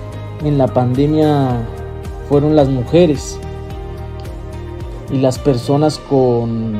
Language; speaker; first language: Spanish; native; Spanish